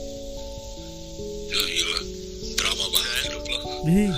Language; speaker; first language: Indonesian; native; Indonesian